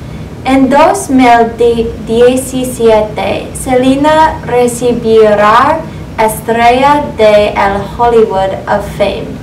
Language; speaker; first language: Spanish; non-native, learner; English